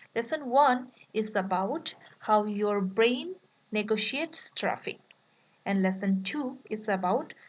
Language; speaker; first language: English; non-native, local second language; Bangla